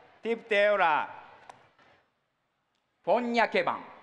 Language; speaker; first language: Vietnamese; non-native, learner; Japanese